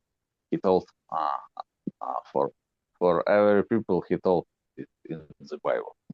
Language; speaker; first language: English; non-native, learner; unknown